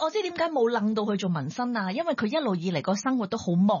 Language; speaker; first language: Cantonese; native; Cantonese